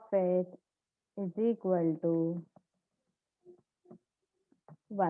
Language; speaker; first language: English; non-native, local second language; Telugu